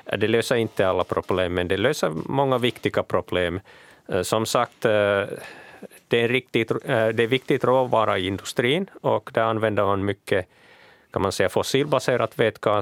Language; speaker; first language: Swedish; non-native, local second language; Finnish